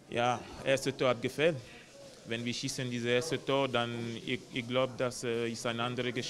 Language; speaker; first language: German; non-native, learner; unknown